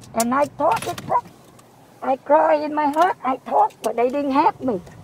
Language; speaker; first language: English; non-native, learner; Vietnamese